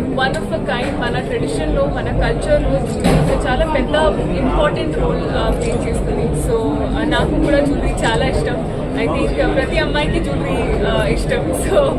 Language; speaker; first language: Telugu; non-native, fluent; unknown